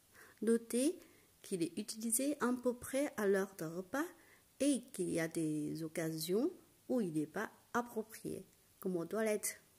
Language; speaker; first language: French; non-native, fluent; Chinese